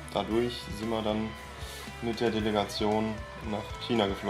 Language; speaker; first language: German; native; German